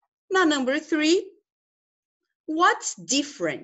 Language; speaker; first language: English; non-native, fluent; Portuguese